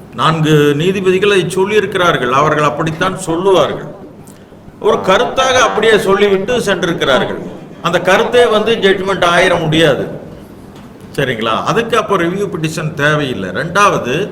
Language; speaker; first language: Tamil; native; Tamil